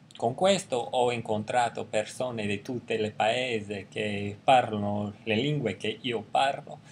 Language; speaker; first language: Italian; non-native, learner; English